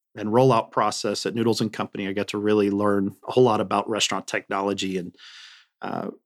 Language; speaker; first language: English; native; English